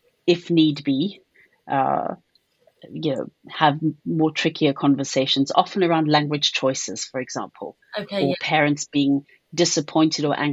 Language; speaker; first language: English; native; English